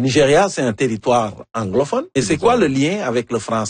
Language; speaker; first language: French; native; French